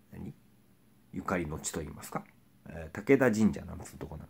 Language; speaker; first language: Japanese; native; Japanese